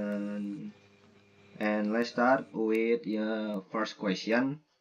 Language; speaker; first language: English; non-native, learner; Indonesian